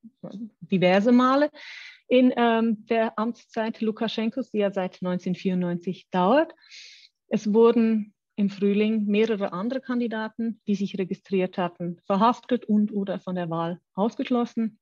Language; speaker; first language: German; native; German